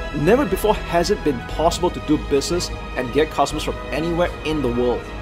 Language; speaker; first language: English; non-native, local second language; Chinese